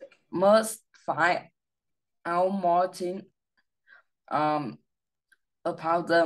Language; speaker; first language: English; non-native, learner; Vietnamese